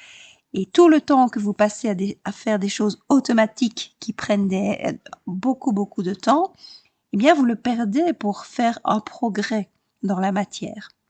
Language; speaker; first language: French; native; French